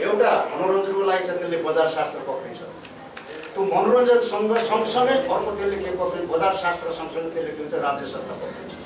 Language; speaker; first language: Nepali; non-native, local second language; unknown